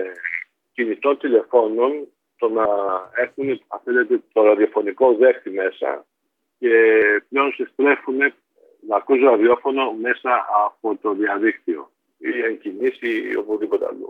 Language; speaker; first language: Greek; native; Greek